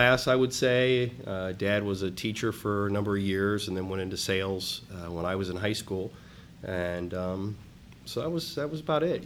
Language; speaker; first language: English; native; English